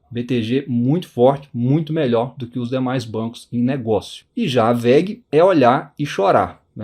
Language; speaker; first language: Portuguese; native; Portuguese